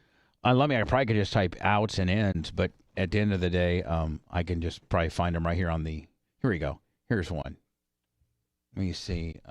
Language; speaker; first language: English; native; English